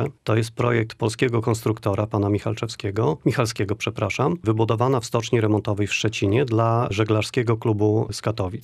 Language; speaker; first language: Polish; native; Polish